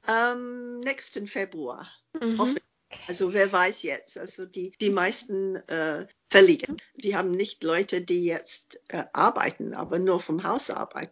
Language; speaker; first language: German; non-native, fluent; English